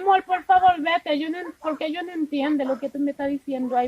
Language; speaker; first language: Spanish; non-native, fluent; Haitian Creole